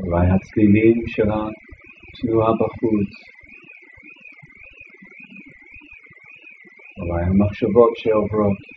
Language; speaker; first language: Hebrew; non-native, fluent; English